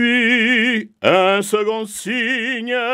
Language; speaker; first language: French; non-native, fluent; Armenian